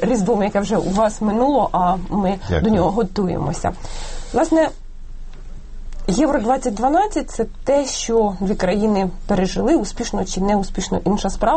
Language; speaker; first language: Ukrainian; native; Ukrainian